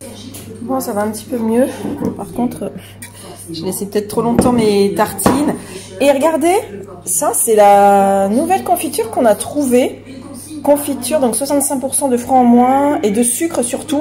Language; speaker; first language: French; native; French